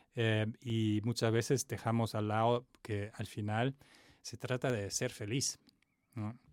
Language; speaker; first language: Spanish; non-native, fluent; German